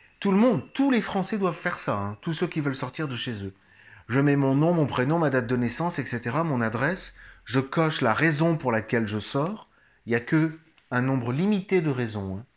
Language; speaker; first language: French; native; French